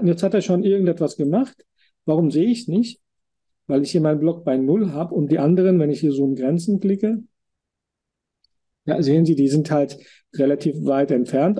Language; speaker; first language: German; native; German